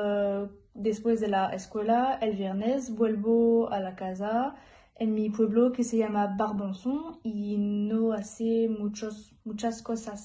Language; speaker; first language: Spanish; non-native, learner; French